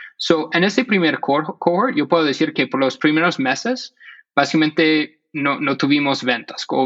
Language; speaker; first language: Spanish; non-native, fluent; English